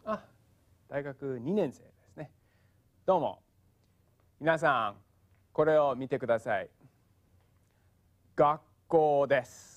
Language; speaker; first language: Japanese; non-native, fluent; English